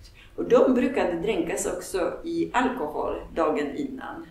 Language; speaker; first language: Swedish; non-native, fluent; Polish